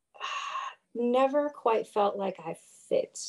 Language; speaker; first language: English; early bilingual, other home language; Yoruba